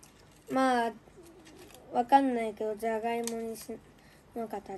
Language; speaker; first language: Japanese; early bilingual, other home language; Russian